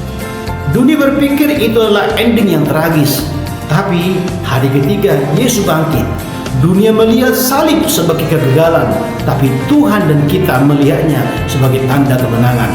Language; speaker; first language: Indonesian; native; Indonesian